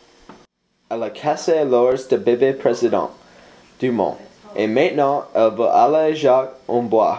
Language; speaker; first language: French; non-native, learner; English